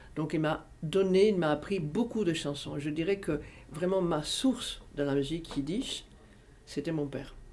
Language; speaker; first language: French; non-native, fluent; Spanish